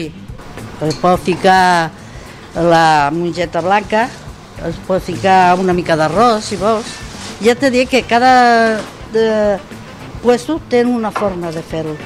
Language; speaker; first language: Catalan; non-native, local second language; Spanish